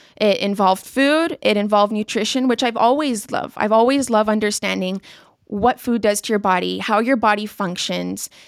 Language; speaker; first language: English; non-native, local second language; Spanish